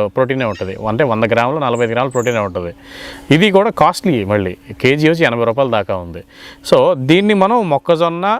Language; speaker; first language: Telugu; native; Telugu